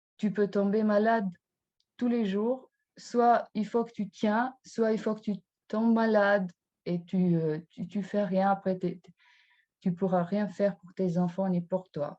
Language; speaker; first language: French; non-native, fluent; Albanian